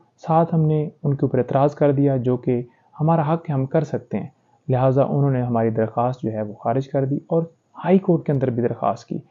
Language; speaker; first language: Urdu; native; Urdu